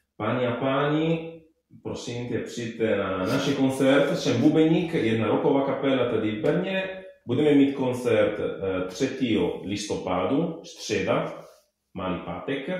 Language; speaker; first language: Czech; non-native, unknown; Italian